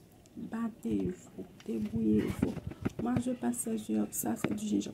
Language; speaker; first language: French; non-native, local second language; Haitian Creole